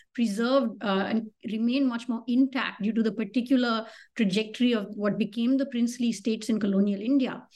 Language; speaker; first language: English; non-native, local second language; Hindi